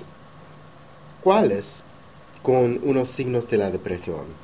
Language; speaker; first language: Spanish; non-native, learner; English